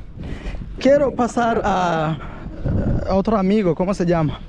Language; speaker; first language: Spanish; non-native, learner; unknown